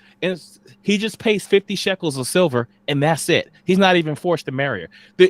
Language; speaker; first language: English; native; English